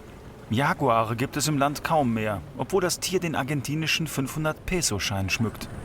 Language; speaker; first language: German; native; German